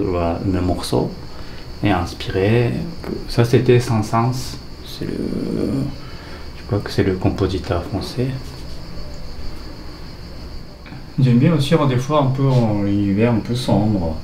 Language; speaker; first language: French; non-native, fluent; Japanese